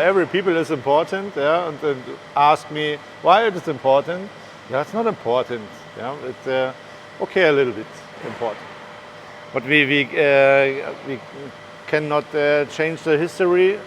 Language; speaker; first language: English; non-native, learner; German